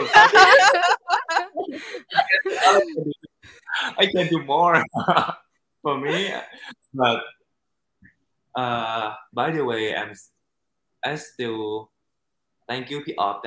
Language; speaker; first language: English; non-native, fluent; Thai